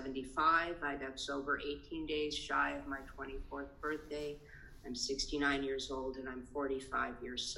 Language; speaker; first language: English; native; English